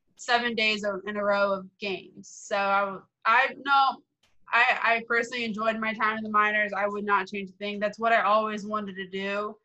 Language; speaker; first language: English; native; English